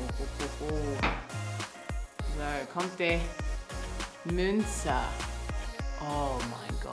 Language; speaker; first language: German; non-native, learner; English